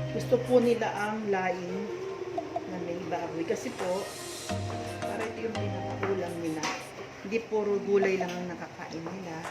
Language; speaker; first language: Filipino; non-native, local second language; Pampanga